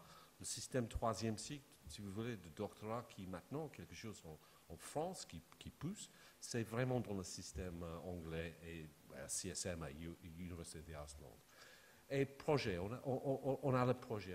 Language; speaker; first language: French; non-native, fluent; English